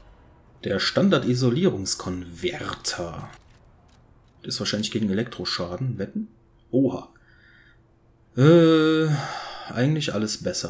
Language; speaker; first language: German; native; German